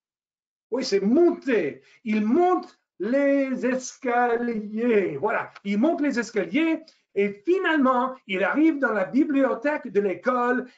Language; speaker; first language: French; non-native, fluent; English